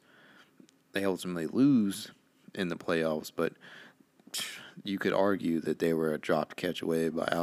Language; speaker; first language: English; native; English